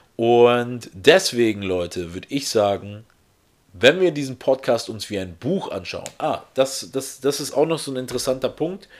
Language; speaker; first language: German; early bilingual, other home language; Russian